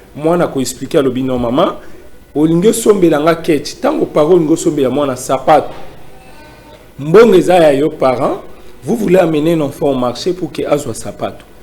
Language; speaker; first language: Lingala; native; Lingala